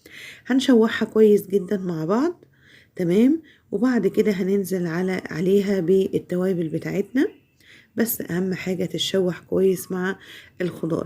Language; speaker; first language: Arabic; native; Arabic